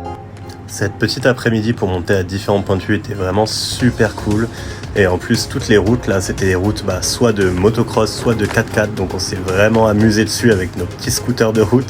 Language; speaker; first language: French; native; French